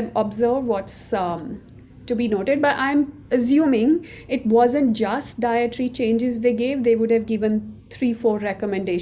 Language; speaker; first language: English; non-native, local second language; Hindi